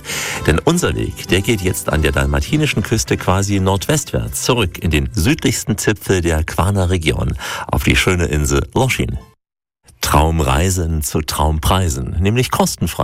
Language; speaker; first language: German; native; German